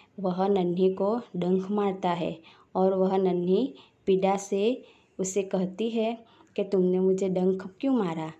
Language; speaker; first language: Hindi; non-native, local second language; Gujarati